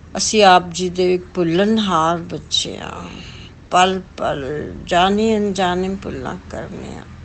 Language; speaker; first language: Hindi; non-native, local second language; Punjabi